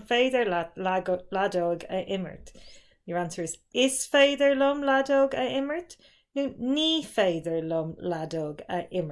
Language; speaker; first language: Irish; non-native, fluent; English